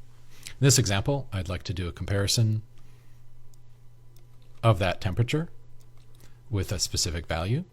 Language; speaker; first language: English; native; English